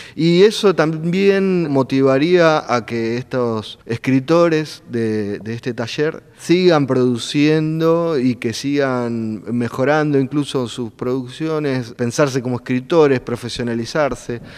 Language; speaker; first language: Spanish; native; Spanish